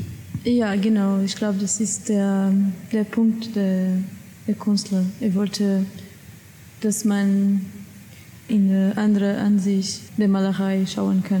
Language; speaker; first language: German; non-native, learner; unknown